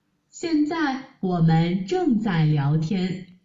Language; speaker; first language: Chinese; non-native, learner; Vietnamese